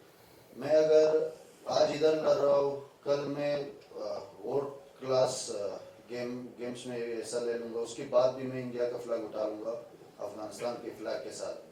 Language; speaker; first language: Hindi; non-native, fluent; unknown